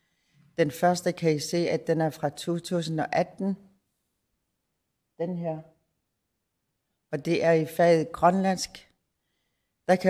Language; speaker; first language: Danish; non-native, local second language; Kalaallisut